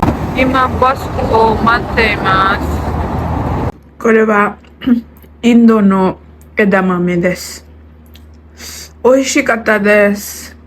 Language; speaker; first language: Japanese; non-native, learner; Nepali